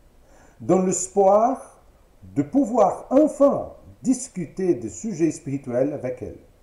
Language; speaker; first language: French; non-native, fluent; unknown